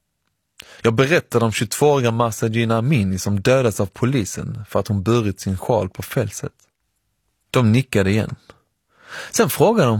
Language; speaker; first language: Swedish; early bilingual, other home language; Persian